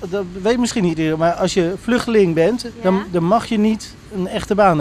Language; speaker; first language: Dutch; native; Dutch